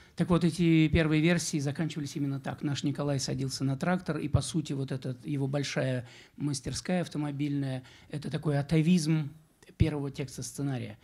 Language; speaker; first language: Russian; native; Russian